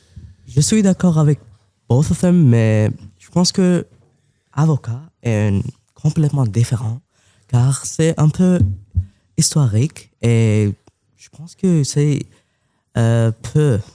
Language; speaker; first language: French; non-native, local second language; English